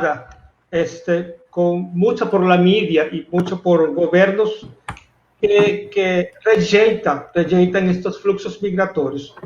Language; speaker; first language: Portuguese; non-native, fluent; Spanish